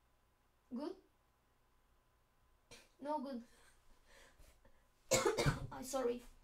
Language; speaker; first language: English; non-native, learner; Spanish